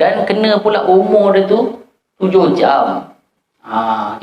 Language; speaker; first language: Malay; native; Malay